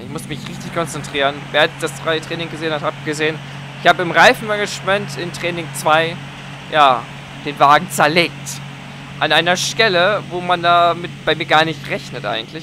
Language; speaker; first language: German; native; German